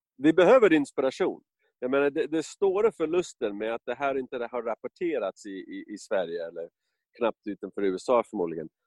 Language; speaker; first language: Swedish; non-native, fluent; English